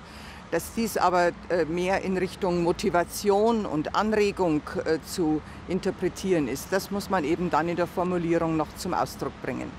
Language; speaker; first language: German; native; German